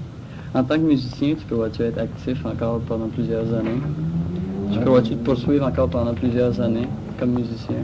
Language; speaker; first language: French; native; French